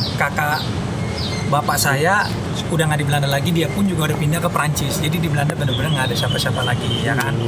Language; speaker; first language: Indonesian; non-native, fluent; Dutch